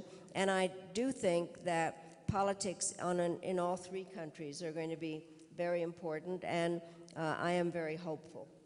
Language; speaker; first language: English; early bilingual, other home language; Czech